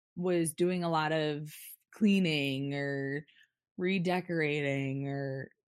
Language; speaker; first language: English; native; English